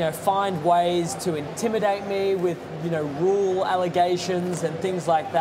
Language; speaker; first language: English; native; English